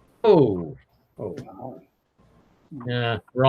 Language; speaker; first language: English; native; English